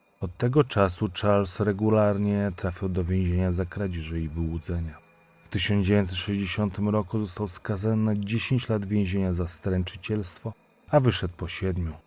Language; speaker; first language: Polish; native; Polish